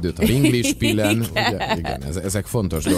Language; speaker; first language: Hungarian; native; Hungarian